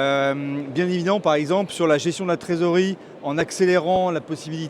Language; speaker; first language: French; native; French